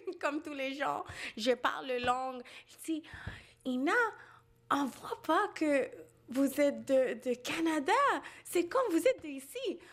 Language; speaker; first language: French; non-native, local second language; Bangla